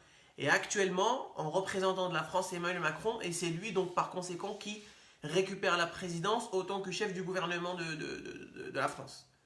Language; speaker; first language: French; native; French